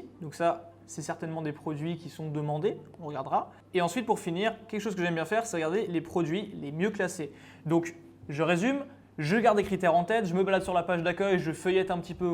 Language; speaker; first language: French; native; French